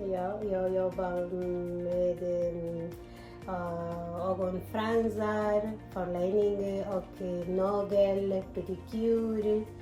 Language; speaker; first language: Swedish; non-native, learner; Portuguese